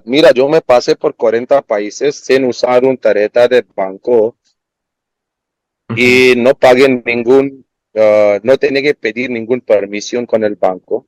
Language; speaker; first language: Spanish; non-native, learner; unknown